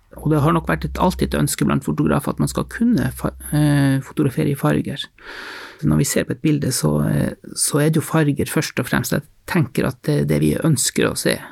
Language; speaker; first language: Norwegian; native; Norwegian